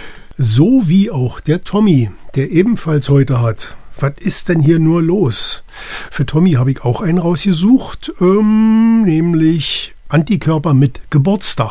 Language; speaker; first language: German; native; German